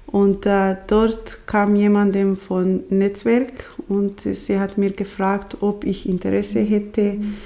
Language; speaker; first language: German; non-native, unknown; Somali